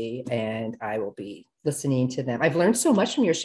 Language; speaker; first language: English; native; English